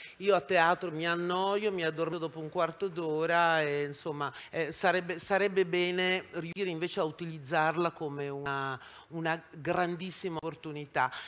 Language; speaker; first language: Italian; native; Italian